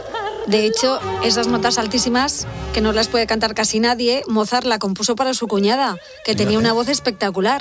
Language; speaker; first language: Spanish; native; Spanish